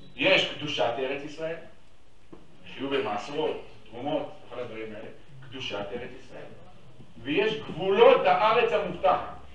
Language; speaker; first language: Hebrew; native; Hebrew